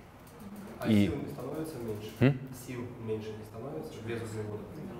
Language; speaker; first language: Russian; native; Russian